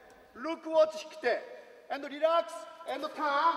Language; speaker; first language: English; non-native, learner; Japanese